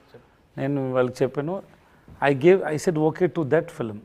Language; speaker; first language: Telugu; non-native, learner; Tamil